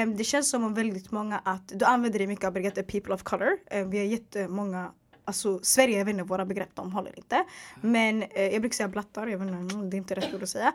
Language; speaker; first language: Swedish; early bilingual, other home language; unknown